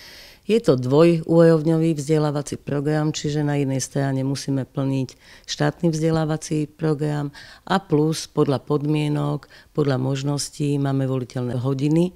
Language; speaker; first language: Slovak; native; Slovak